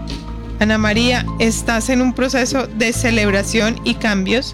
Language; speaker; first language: Spanish; native; Spanish